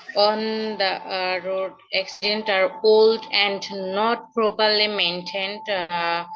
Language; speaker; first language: English; non-native, local second language; Bangla